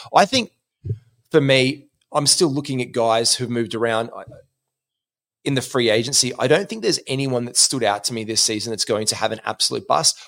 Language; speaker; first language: English; native; English